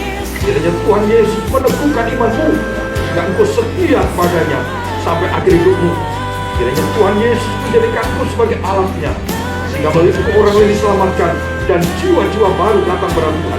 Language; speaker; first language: Indonesian; native; Indonesian